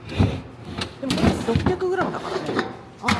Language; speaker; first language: Japanese; native; Japanese